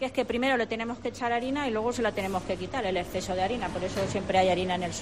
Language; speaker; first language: Spanish; native; Spanish